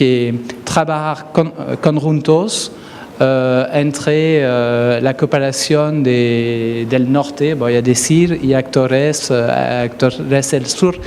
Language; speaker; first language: Spanish; non-native, fluent; French